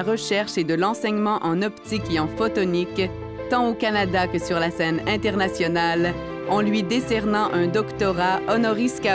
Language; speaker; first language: French; native; French